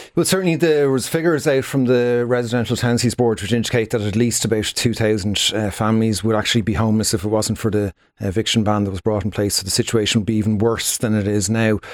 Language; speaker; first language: English; native; English